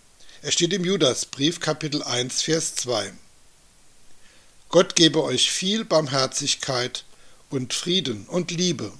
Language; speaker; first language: German; native; German